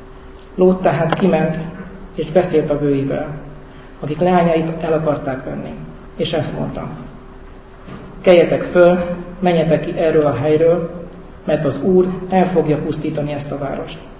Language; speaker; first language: Hungarian; native; Hungarian